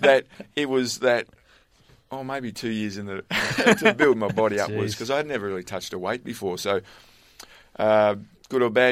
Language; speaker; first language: English; native; English